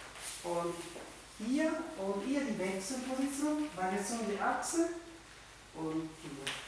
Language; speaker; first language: German; non-native, fluent; Italian